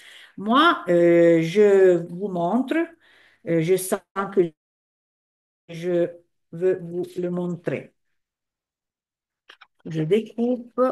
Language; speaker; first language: French; non-native, fluent; Italian